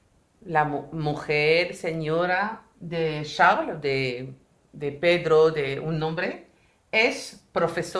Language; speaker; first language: Spanish; non-native, fluent; French